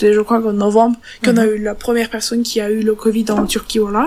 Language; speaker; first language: French; non-native, learner; Turkish